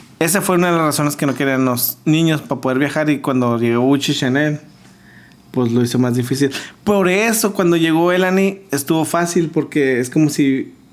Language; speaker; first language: Spanish; early bilingual, heritage; Spanish